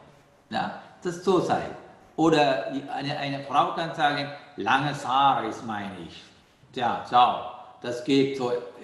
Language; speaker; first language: German; non-native, learner; Sinhala